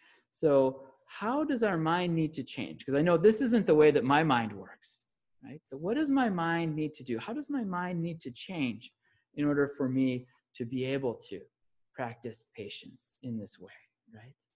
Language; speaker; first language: English; native; English